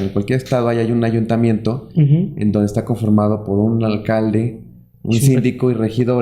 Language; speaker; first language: Spanish; native; Spanish